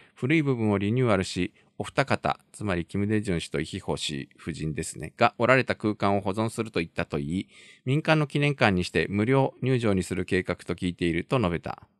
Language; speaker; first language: Japanese; native; Japanese